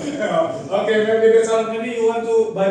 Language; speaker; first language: English; non-native, learner; Indonesian